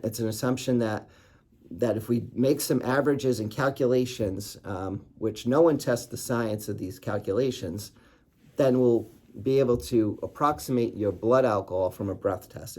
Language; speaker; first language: English; native; English